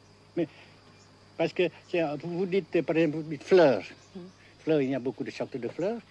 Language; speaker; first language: French; non-native, fluent; Vietnamese